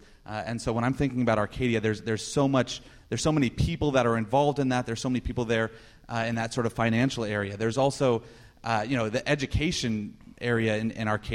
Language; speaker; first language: English; native; English